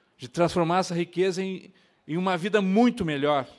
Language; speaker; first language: Portuguese; native; Portuguese